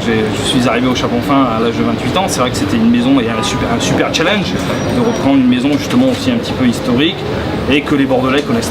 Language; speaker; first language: French; native; French